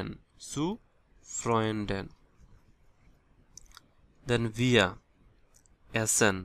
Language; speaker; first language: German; non-native, fluent; Bangla